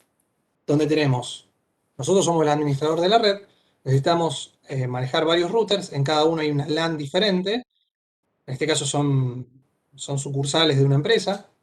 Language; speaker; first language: Spanish; native; Spanish